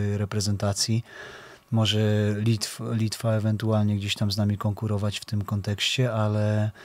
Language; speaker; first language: Polish; native; Polish